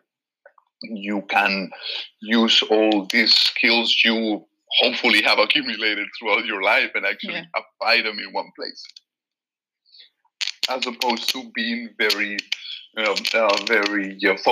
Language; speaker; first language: English; non-native, fluent; Catalan